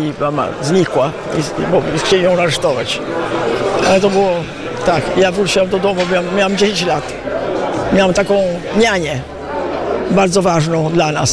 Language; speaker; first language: Polish; early bilingual, heritage; Italian